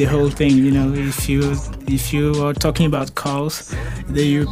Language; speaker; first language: English; non-native, fluent; Portuguese